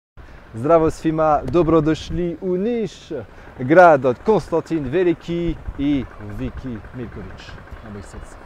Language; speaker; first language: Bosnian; non-native, learner; French